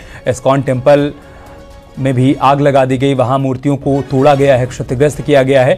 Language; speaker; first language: Hindi; native; Hindi